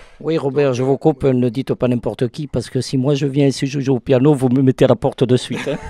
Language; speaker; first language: French; native; French